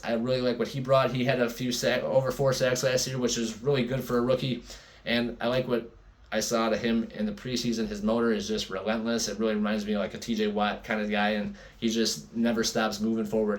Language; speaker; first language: English; native; English